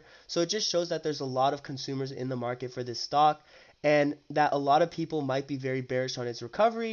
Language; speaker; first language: English; native; English